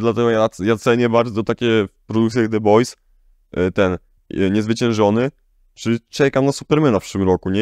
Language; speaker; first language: Polish; native; Polish